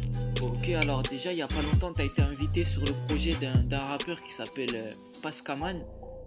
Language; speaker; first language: French; native; French